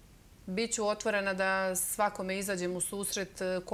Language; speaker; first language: Serbian; native; Serbian